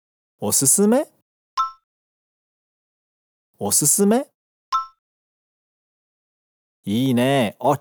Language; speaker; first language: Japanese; non-native, fluent; Portuguese